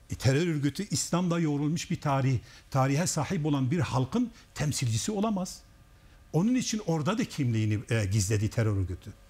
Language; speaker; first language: Turkish; non-native, local second language; Kurdish